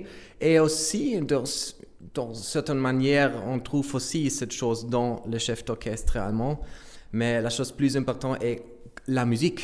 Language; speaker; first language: French; non-native, fluent; German